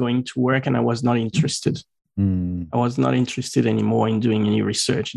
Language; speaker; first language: English; non-native, fluent; French